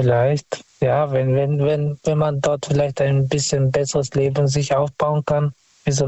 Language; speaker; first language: German; non-native, fluent; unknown